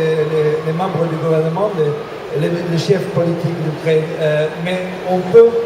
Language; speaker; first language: French; non-native, fluent; Russian